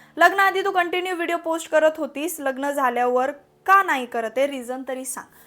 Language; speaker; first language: Marathi; non-native, local second language; Malayalam